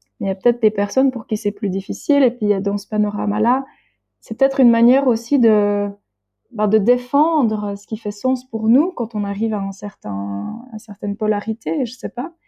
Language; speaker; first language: French; native; French